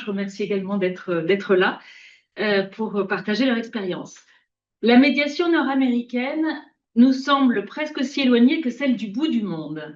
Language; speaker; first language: French; native; French